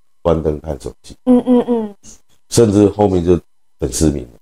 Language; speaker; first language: Chinese; native; Chinese